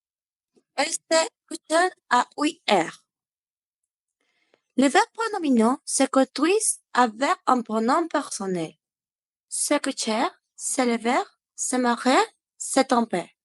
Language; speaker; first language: French; non-native, learner; Spanish